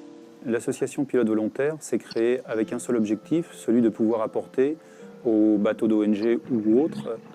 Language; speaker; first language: French; native; French